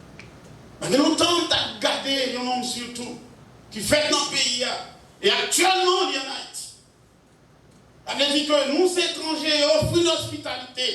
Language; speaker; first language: French; non-native, local second language; Haitian Creole